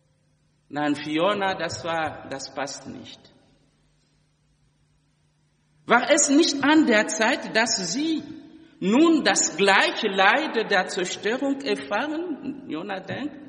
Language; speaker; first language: German; non-native, fluent; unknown